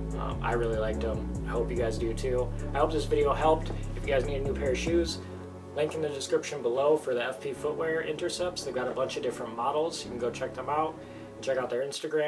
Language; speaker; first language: English; native; English